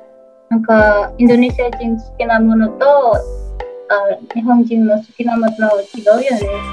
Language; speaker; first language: Japanese; non-native, learner; Indonesian